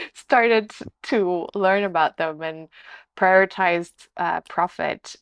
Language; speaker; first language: English; non-native, fluent; Portuguese